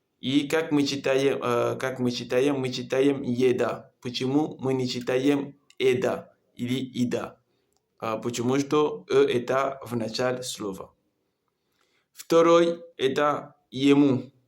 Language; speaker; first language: Russian; non-native, learner; Comorian